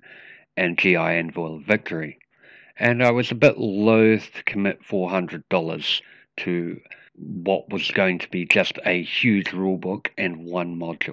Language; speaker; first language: English; native; English